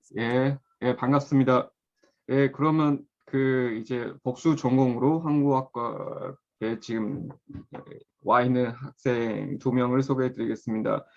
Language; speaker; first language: Korean; non-native, fluent; Chinese